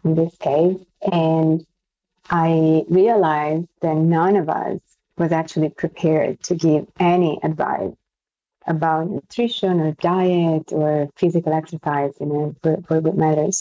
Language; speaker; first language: English; non-native, fluent; Italian